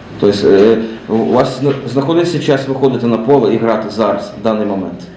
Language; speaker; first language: Ukrainian; native; Ukrainian